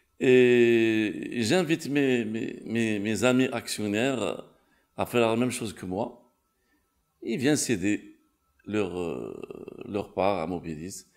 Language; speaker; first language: French; non-native, local second language; Kabyle